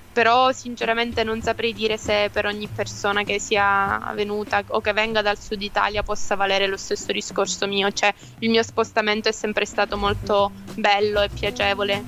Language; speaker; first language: Italian; native; Italian